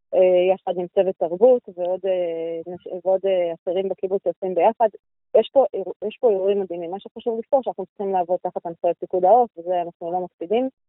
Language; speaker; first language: Hebrew; native; Hebrew